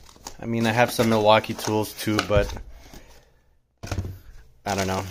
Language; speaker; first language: English; native; English